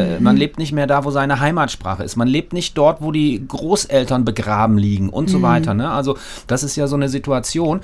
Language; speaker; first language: German; native; German